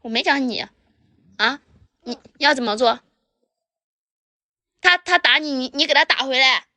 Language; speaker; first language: Chinese; native; Chinese